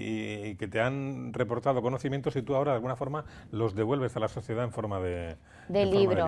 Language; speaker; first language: Spanish; native; Spanish